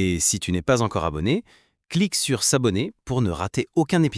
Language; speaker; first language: French; native; French